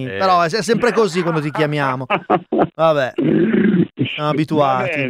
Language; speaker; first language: Italian; native; Italian